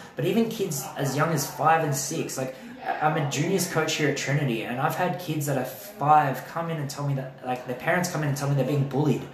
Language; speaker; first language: English; native; English